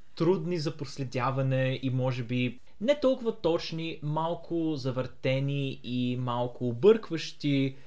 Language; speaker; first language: Bulgarian; early bilingual, heritage; Bulgarian